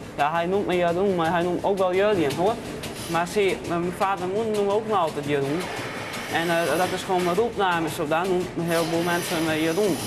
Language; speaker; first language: Dutch; non-native, local second language; Western Frisian